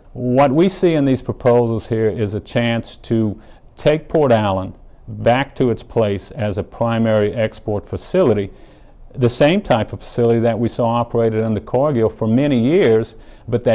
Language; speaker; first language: English; native; English